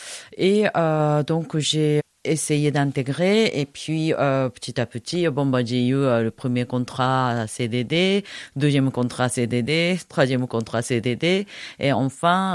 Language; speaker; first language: French; non-native, fluent; Japanese